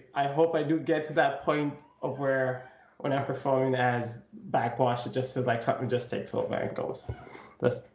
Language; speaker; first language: English; non-native, local second language; Nyanja